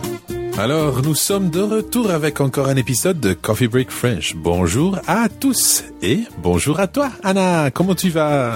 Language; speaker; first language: French; non-native, fluent; English